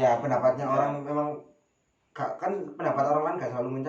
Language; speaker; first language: Indonesian; native; Indonesian